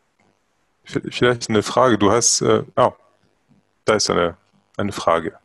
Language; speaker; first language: German; non-native, fluent; English